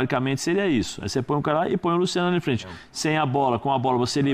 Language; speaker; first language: Portuguese; native; Portuguese